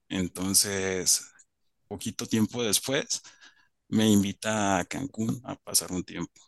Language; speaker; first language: Spanish; native; Spanish